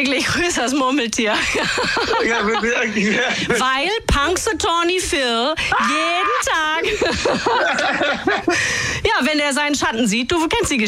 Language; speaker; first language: German; native; German